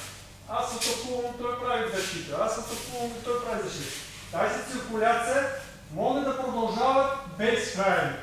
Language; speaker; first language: Bulgarian; non-native, learner; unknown